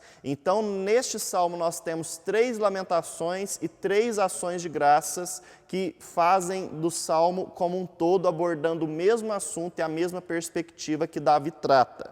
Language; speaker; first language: Portuguese; native; Portuguese